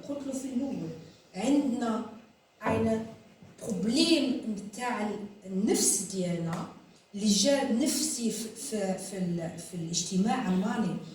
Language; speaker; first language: Arabic; native; Arabic